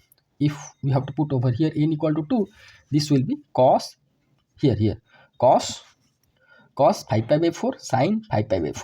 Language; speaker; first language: English; non-native, local second language; Odia